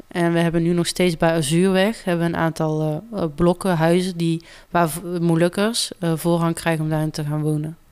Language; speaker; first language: Dutch; native; Dutch